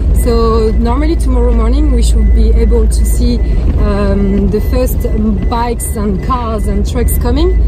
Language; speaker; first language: English; non-native, fluent; French